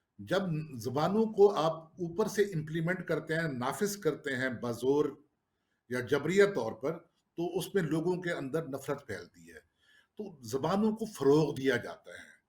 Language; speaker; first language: Urdu; non-native, local second language; Saraiki